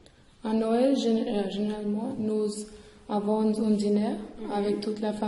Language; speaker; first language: French; non-native, learner; English